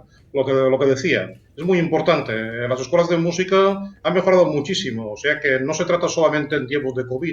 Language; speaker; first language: Spanish; native; Spanish